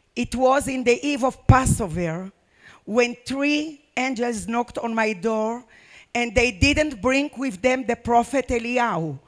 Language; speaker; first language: English; non-native, learner; Arabic